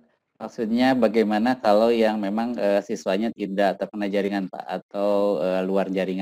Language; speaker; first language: Indonesian; native; Indonesian